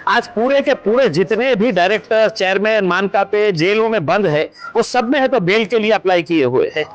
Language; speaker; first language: Hindi; non-native, local second language; Marathi